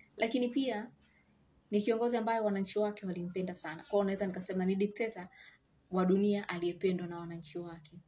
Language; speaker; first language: Swahili; native; Swahili